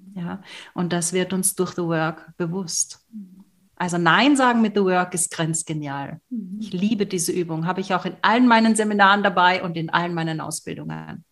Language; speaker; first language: German; native; German